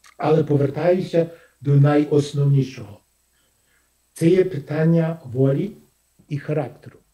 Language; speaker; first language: Ukrainian; early bilingual, heritage; Ukrainian